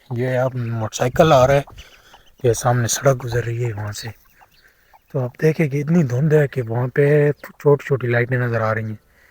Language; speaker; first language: Urdu; non-native, local second language; Punjabi